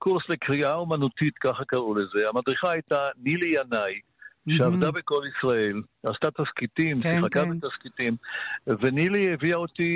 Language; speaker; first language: Hebrew; early bilingual, other home language; Polish